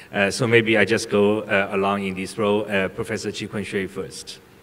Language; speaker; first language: English; non-native, fluent; Chinese